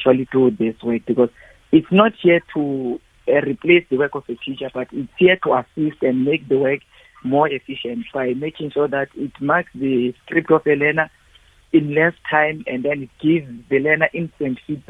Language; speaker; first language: English; non-native, local second language; Xhosa